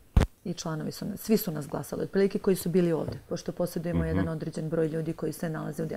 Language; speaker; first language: Serbian; native; Serbian